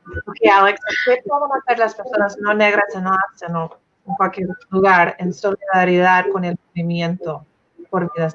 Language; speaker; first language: Spanish; non-native, fluent; English